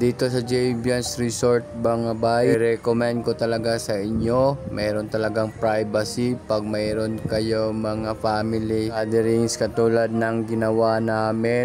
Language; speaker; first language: Filipino; non-native, local second language; Cebuano